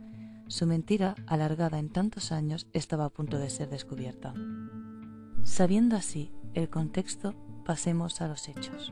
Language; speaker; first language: Spanish; native; Spanish